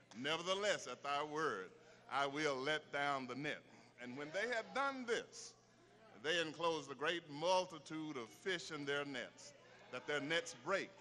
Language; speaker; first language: English; native; English